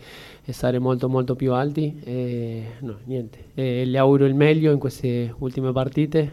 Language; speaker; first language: Italian; non-native, fluent; Spanish